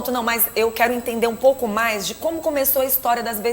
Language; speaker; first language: Portuguese; native; Portuguese